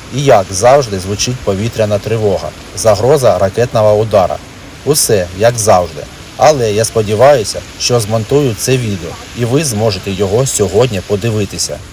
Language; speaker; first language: Ukrainian; native; Ukrainian